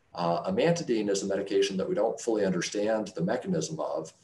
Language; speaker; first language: English; native; English